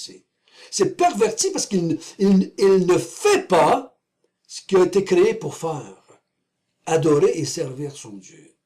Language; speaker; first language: French; native; French